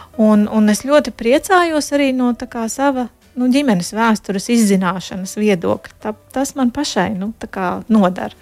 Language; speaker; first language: Latvian; native; Latvian